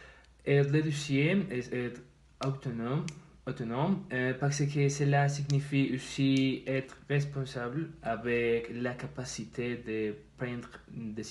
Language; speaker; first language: French; non-native, learner; Spanish